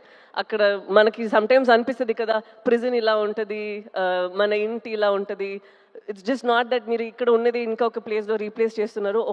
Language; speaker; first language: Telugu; non-native, fluent; Tamil